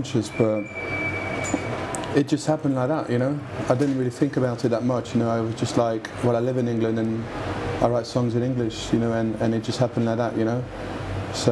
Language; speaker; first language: English; non-native, fluent; French